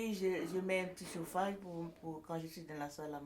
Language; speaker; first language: French; non-native, learner; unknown